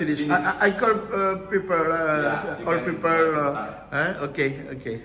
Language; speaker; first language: English; non-native, learner; French